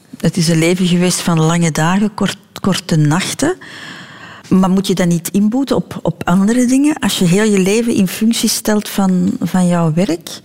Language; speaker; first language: Dutch; native; Dutch